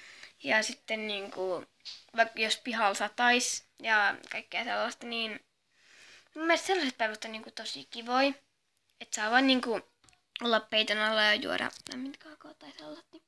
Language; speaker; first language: Finnish; native; Finnish